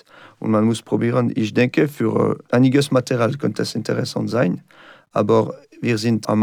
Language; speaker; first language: German; non-native, learner; French